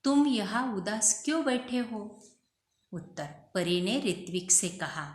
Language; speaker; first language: Hindi; non-native, local second language; Marathi